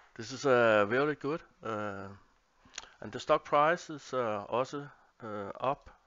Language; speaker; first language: English; non-native, learner; Danish